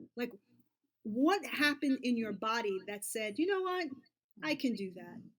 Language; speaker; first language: English; native; English